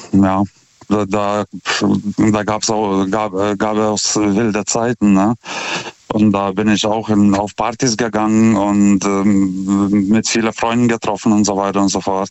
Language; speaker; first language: German; non-native, fluent; Lithuanian